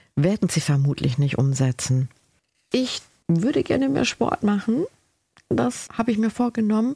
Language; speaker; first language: German; early bilingual, other home language; Spanish